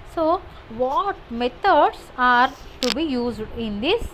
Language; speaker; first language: English; non-native, local second language; Telugu